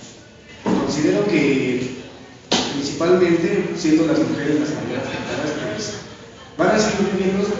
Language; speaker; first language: Spanish; native; Spanish